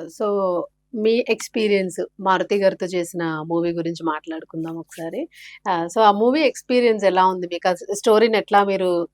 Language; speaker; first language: Telugu; native; Telugu